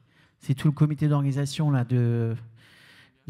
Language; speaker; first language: French; native; French